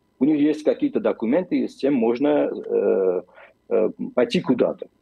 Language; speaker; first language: Russian; non-native, local second language; Armenian